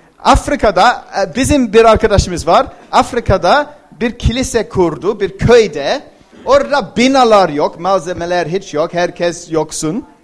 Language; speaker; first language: Turkish; non-native, fluent; English